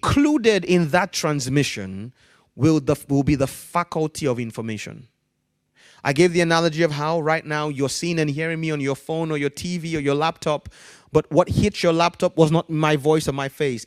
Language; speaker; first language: English; non-native, local second language; Yoruba